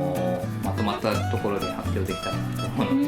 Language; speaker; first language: Japanese; native; Japanese